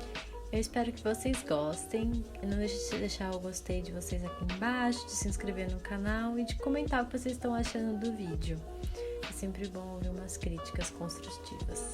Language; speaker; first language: Portuguese; native; Portuguese